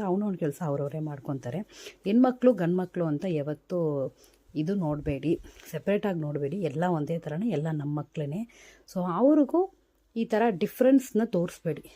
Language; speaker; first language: Kannada; non-native, local second language; Tamil